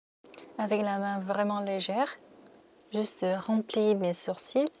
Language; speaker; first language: French; non-native, fluent; Korean